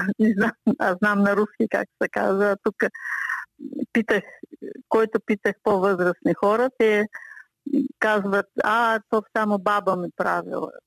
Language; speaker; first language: Bulgarian; early bilingual, heritage; Bulgarian